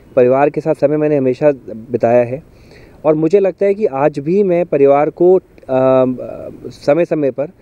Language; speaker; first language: Hindi; native; Hindi